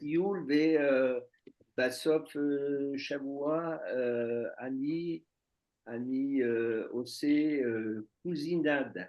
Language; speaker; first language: Hebrew; non-native, learner; French